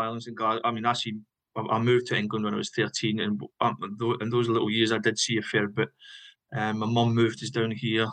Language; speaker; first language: English; native; English